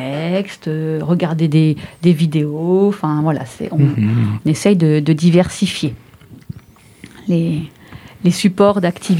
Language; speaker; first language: French; native; French